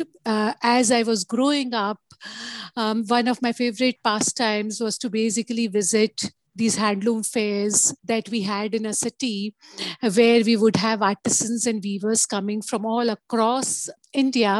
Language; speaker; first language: English; non-native, local second language; Gujarati